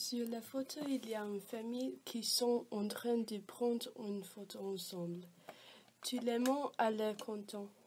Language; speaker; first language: French; non-native, learner; English